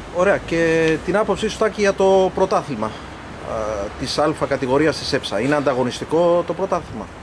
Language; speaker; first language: Greek; native; Greek